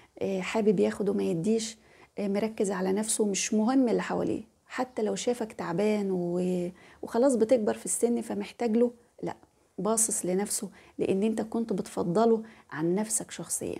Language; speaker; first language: Arabic; native; Arabic